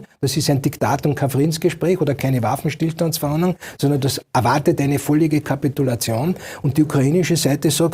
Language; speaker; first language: German; native; German